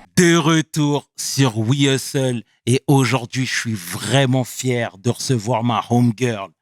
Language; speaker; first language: French; native; French